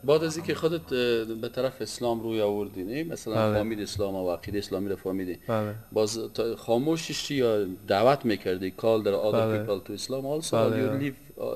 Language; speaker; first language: Persian; native; Persian